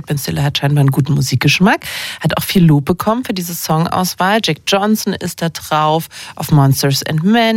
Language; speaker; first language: German; native; German